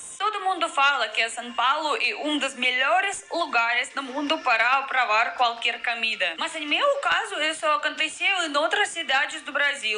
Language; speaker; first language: Portuguese; non-native, fluent; Russian